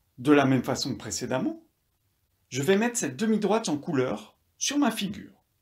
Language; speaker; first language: French; native; French